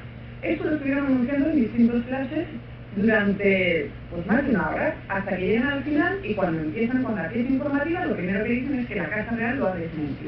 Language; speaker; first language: Spanish; native; Spanish